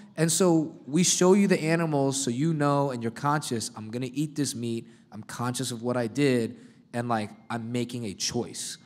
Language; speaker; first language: English; native; English